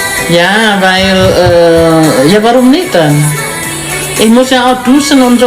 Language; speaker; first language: German; non-native, learner; Indonesian